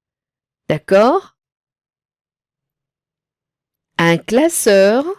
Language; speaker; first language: French; non-native, local second language; Arabic